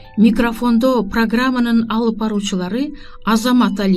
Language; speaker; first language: Kyrgyz; native; Kyrgyz